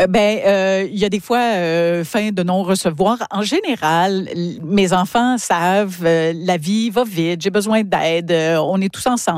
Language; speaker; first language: French; native; French